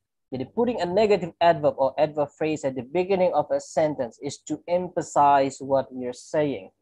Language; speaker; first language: English; non-native, fluent; Indonesian